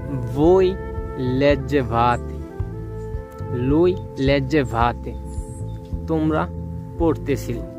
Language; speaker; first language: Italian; non-native, learner; Bangla